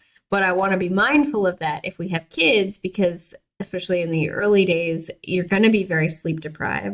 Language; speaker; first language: English; native; English